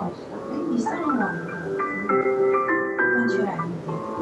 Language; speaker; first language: Chinese; early bilingual, heritage; Chinese